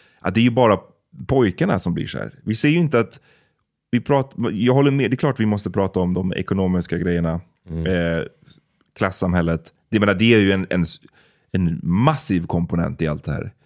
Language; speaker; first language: Swedish; native; Swedish